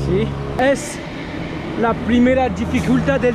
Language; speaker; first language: Spanish; non-native, learner; French